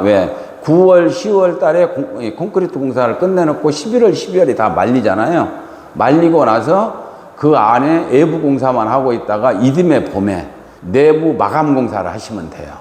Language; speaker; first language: Korean; native; Korean